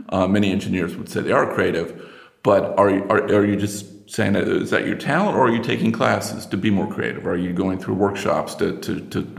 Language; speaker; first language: English; native; English